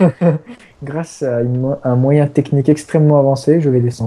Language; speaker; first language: French; native; French